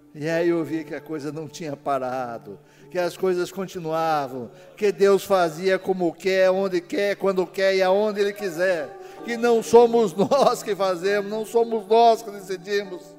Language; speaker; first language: Portuguese; native; Portuguese